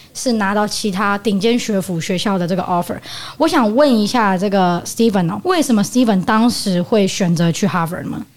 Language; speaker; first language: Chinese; native; Chinese